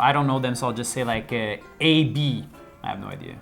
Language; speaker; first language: English; native; English